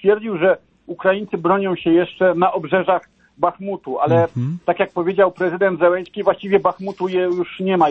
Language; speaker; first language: Polish; native; Polish